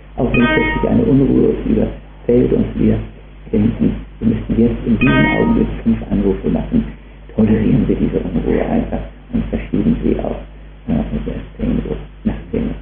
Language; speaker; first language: German; native; German